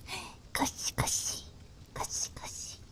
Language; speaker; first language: Japanese; non-native, learner; English